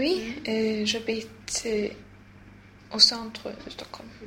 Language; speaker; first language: French; non-native, learner; Swedish